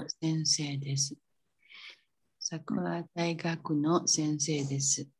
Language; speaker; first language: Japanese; non-native, learner; Chinese